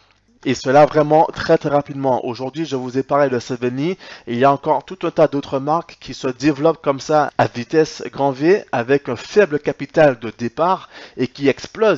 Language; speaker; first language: French; native; French